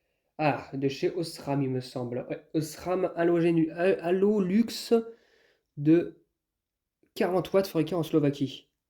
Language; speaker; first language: French; native; French